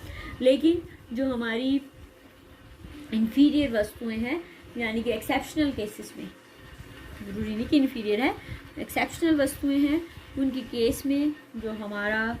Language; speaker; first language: Hindi; native; Hindi